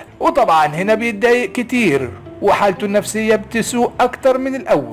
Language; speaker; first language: Arabic; native; Arabic